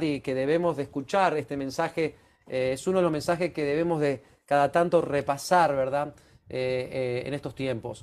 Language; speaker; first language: Spanish; native; Spanish